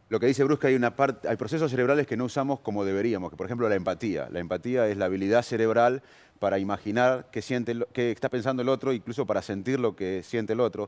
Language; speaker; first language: Spanish; native; Spanish